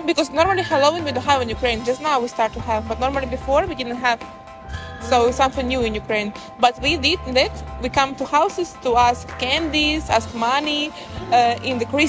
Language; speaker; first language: English; non-native, learner; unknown